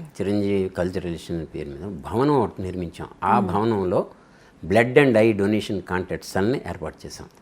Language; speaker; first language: Telugu; native; Telugu